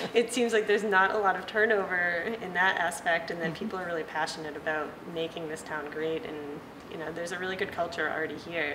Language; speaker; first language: English; native; English